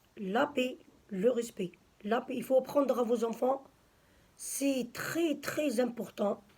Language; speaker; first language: French; early bilingual, other home language; Arabic